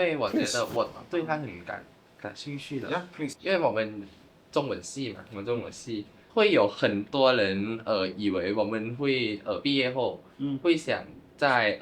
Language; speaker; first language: Chinese; non-native, fluent; Thai